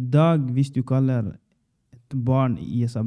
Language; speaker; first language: Norwegian; non-native, learner; Swahili